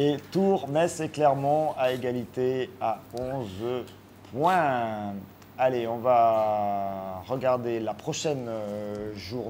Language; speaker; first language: French; native; French